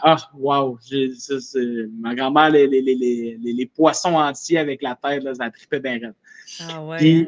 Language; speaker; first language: French; native; French